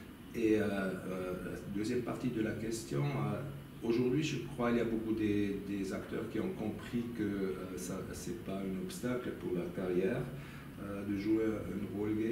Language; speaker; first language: French; non-native, local second language; German